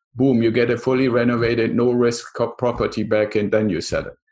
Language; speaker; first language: English; non-native, fluent; German